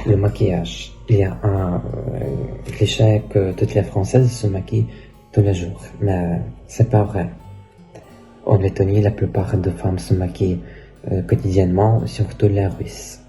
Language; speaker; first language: French; non-native, learner; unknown